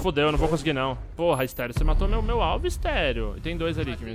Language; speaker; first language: Portuguese; native; Portuguese